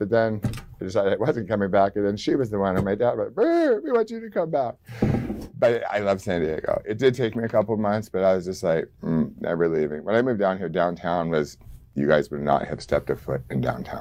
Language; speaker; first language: English; native; English